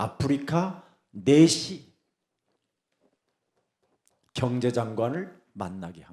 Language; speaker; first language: Korean; native; Korean